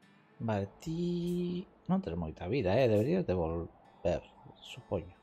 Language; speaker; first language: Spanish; non-native, local second language; Galician